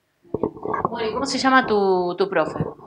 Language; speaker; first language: Spanish; native; Spanish